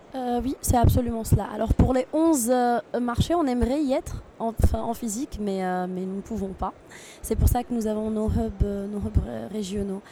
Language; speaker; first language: French; non-native, local second language; Arabic